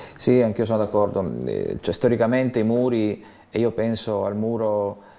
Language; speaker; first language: Italian; native; Italian